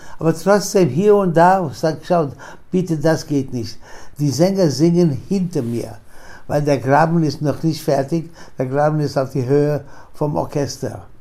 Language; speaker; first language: German; non-native, fluent; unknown